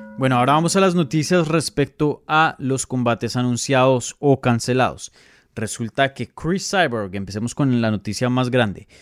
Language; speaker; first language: Spanish; native; Spanish